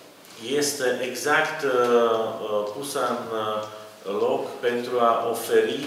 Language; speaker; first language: Romanian; non-native, fluent; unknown